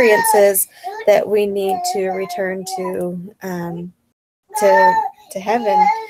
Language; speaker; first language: English; native; English